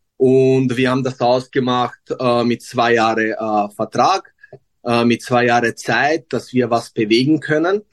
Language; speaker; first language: German; non-native, learner; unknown